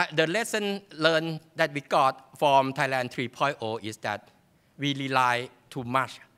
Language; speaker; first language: English; non-native, fluent; Thai